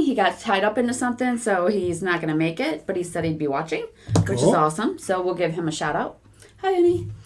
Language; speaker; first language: English; native; English